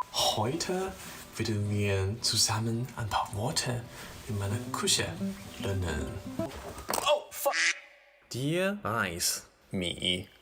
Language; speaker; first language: German; non-native, learner; Chinese